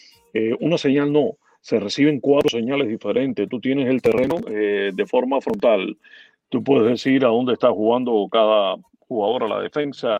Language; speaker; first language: Spanish; native; Spanish